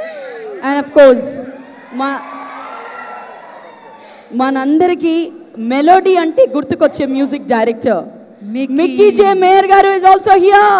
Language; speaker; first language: Telugu; native; Telugu